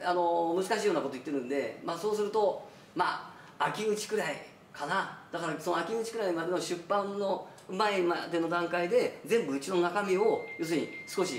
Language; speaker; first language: Japanese; native; Japanese